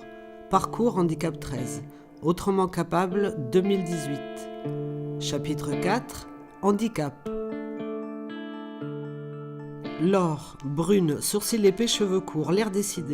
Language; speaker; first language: French; native; French